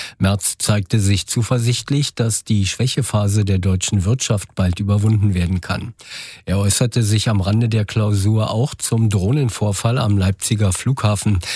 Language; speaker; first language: German; native; German